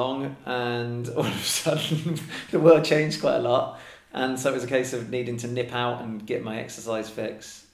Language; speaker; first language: English; native; English